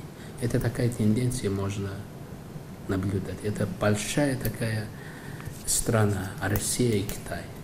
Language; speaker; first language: Russian; non-native, fluent; Mongolian